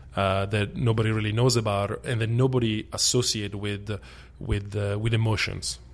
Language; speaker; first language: English; early bilingual, other home language; Italian